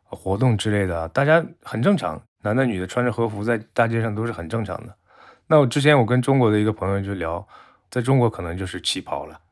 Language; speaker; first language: Chinese; non-native, fluent; Japanese